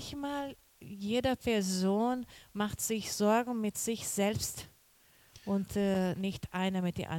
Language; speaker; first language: German; non-native, learner; Portuguese